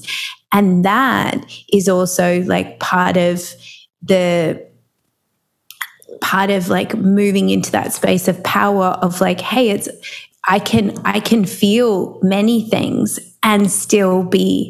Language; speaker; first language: English; native; English